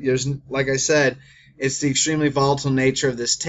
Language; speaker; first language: English; native; English